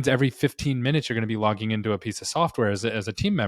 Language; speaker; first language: English; native; English